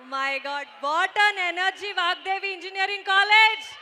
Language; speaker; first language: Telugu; non-native, fluent; Kannada